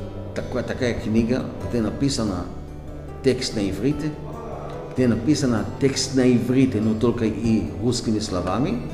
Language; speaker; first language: Russian; non-native, fluent; Hebrew